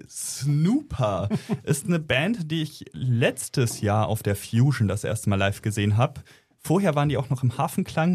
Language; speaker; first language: German; native; German